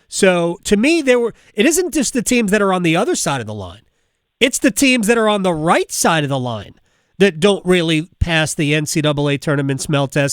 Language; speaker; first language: English; native; English